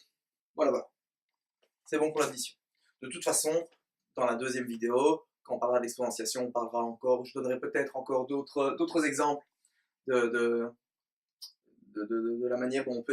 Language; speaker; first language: French; native; French